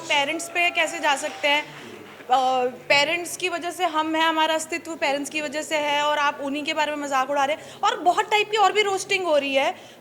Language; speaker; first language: Hindi; native; Hindi